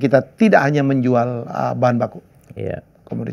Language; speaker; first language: Indonesian; native; Indonesian